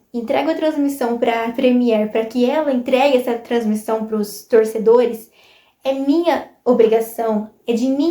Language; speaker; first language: Portuguese; native; Portuguese